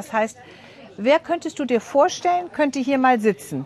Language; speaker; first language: German; native; German